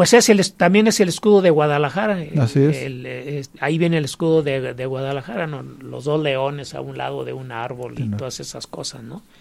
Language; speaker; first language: Spanish; native; Spanish